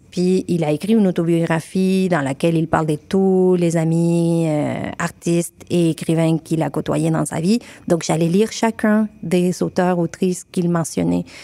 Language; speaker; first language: French; non-native, fluent; Spanish